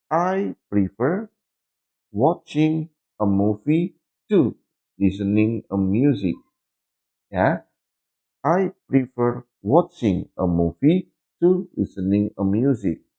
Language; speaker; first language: English; non-native, learner; Indonesian